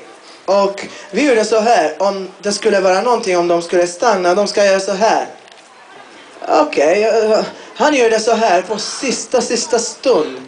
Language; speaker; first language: Swedish; non-native, fluent; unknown